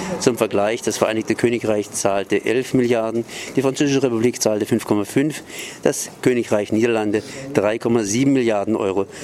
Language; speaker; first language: German; native; German